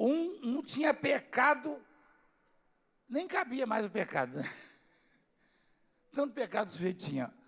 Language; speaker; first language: Portuguese; native; Portuguese